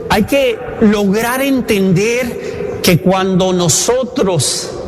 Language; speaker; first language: Spanish; native; Spanish